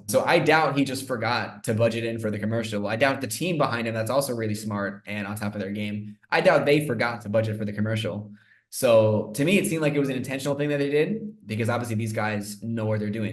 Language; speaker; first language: English; native; English